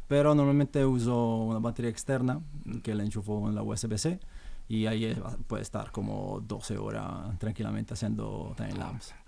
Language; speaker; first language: Spanish; non-native, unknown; Italian